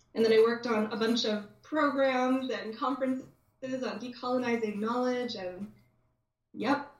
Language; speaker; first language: English; native; English